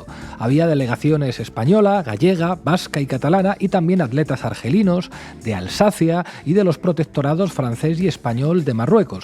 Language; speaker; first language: Spanish; native; Spanish